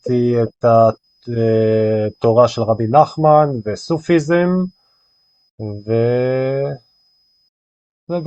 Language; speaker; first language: Hebrew; non-native, fluent; English